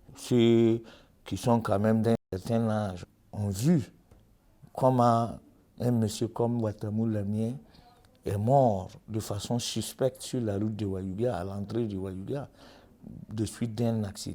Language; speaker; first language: French; native; French